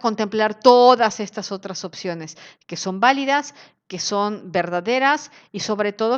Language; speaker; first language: Spanish; native; Spanish